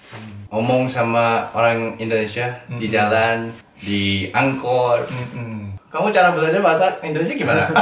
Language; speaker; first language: Indonesian; non-native, fluent; Korean